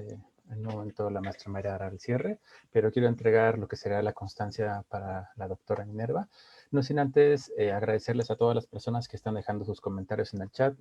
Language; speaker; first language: Spanish; native; Spanish